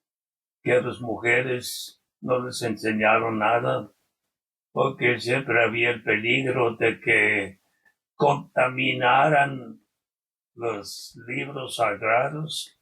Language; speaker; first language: Spanish; non-native, fluent; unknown